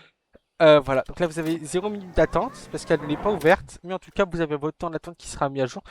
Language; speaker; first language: French; native; French